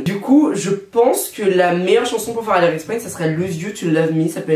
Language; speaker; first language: French; native; French